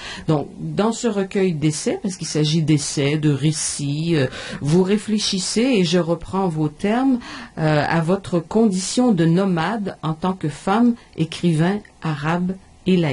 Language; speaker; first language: French; native; French